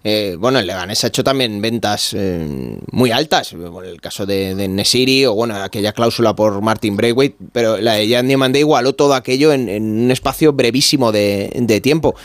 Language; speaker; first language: Spanish; native; Spanish